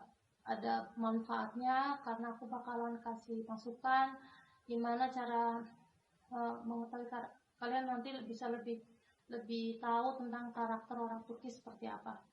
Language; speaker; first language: Indonesian; non-native, local second language; Javanese